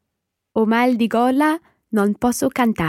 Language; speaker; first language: Italian; non-native, learner; English